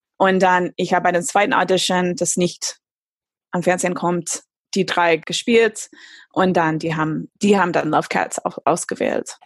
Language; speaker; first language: German; non-native, fluent; English